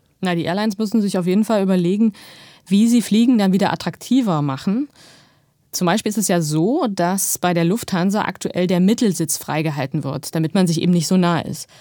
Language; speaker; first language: German; native; German